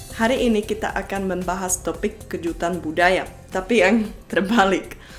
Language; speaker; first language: Indonesian; non-native, fluent; Czech